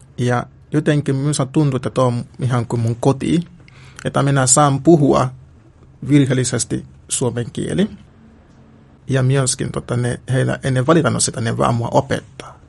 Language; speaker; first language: Finnish; non-native, learner; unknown